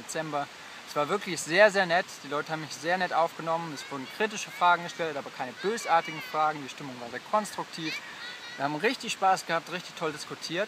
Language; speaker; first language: German; native; German